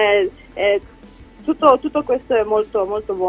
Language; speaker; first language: Italian; non-native, learner; Slovenian